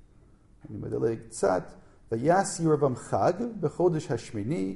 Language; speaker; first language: Hebrew; non-native, fluent; English